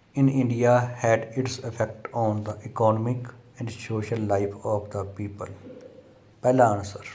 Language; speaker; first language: English; non-native, local second language; Punjabi